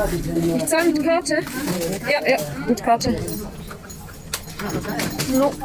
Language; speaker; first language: German; early bilingual, other home language; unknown